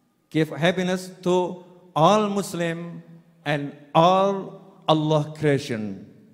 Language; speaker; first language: English; non-native, learner; Indonesian